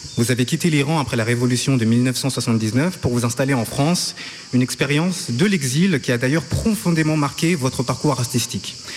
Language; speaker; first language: French; native; French